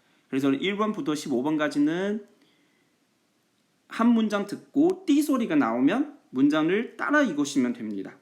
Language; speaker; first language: Korean; non-native, fluent; Chinese